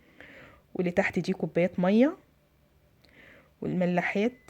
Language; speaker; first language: Arabic; native; Arabic